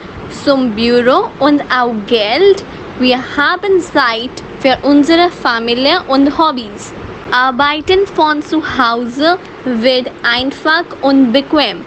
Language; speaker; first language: German; non-native, fluent; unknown